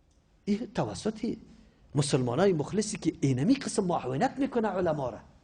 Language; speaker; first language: Persian; native; Persian